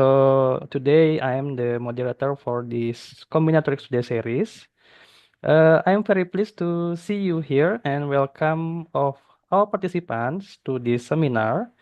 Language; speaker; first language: English; non-native, fluent; Indonesian